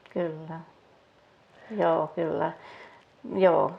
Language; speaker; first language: Finnish; native; Finnish